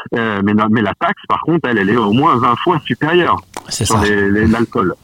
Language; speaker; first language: French; native; French